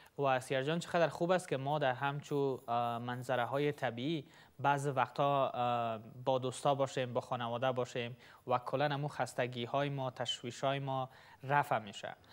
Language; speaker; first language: Persian; native; Persian